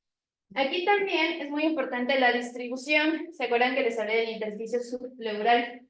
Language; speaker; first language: Spanish; native; Spanish